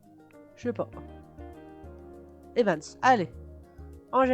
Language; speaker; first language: French; native; French